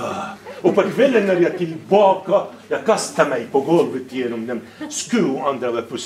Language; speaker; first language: Swedish; non-native, fluent; Arabic